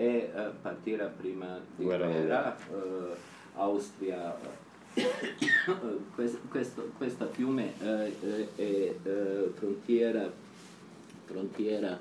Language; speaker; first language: Italian; non-native, learner; Serbian